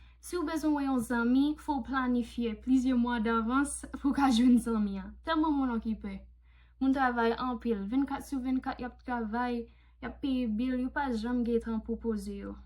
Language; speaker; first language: Haitian Creole; non-native, fluent; English